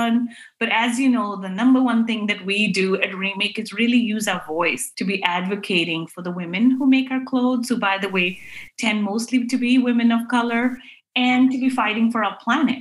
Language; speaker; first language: English; non-native, local second language; Urdu